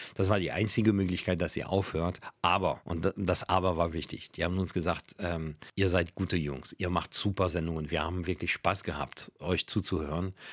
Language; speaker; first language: German; non-native, fluent; French